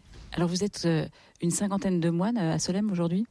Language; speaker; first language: French; native; French